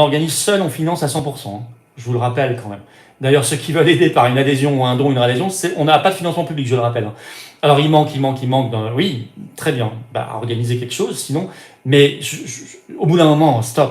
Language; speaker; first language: French; native; French